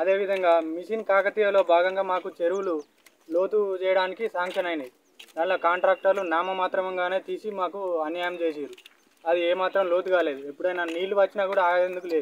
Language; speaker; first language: Telugu; native; Telugu